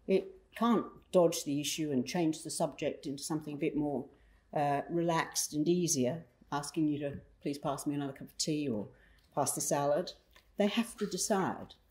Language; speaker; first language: English; native; English